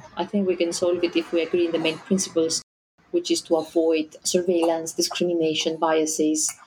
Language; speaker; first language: English; non-native, fluent; Greek